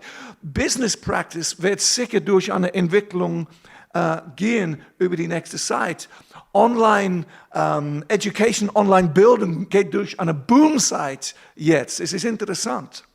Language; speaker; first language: German; non-native, fluent; English